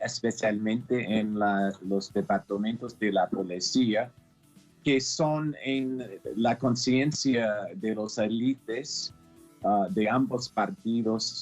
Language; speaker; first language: Spanish; non-native, fluent; English